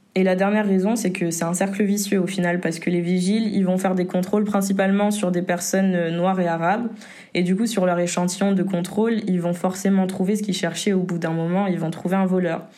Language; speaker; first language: French; native; French